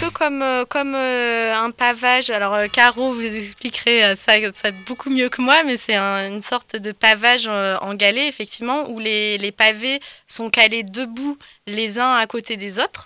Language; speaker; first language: French; native; French